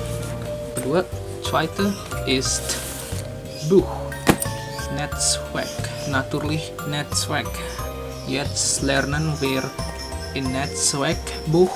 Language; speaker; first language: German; non-native, learner; Indonesian